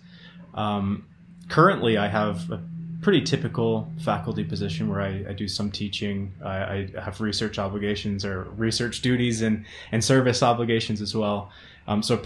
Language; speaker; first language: English; native; English